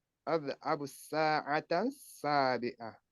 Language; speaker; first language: Arabic; non-native, learner; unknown